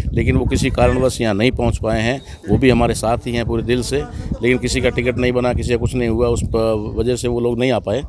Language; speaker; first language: Hindi; native; Hindi